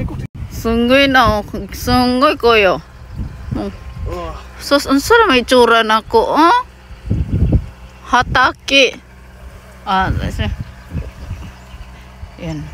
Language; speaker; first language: Japanese; non-native, fluent; Filipino